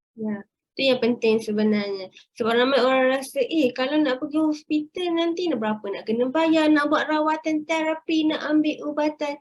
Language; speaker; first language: Malay; native; Malay